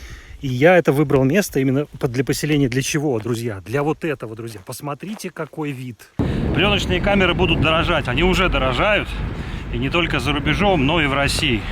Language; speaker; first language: Russian; native; Russian